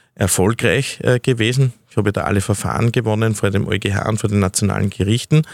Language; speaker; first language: German; native; German